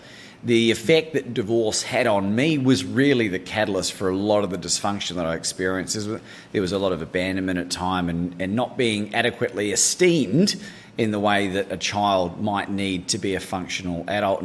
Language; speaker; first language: English; native; English